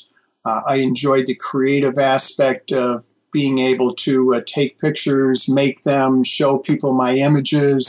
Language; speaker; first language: English; native; English